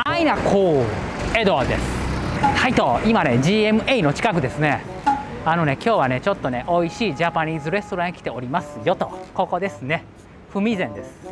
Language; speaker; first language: Japanese; native; Japanese